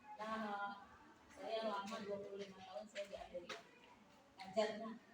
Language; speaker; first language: Indonesian; non-native, local second language; Sundanese